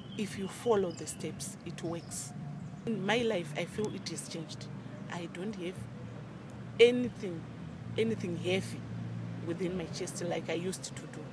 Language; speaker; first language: English; non-native, local second language; Shona